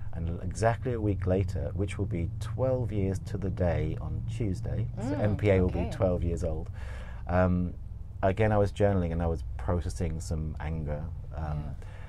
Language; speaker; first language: English; native; English